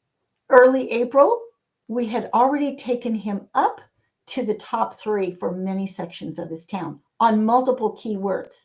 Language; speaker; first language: English; native; English